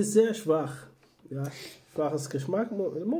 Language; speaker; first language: German; non-native, learner; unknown